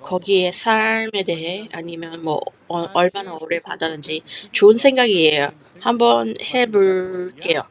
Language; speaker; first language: Korean; non-native, fluent; English